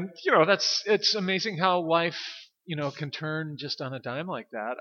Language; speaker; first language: English; native; English